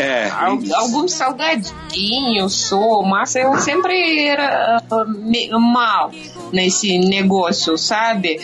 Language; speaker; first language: Portuguese; non-native, learner; Russian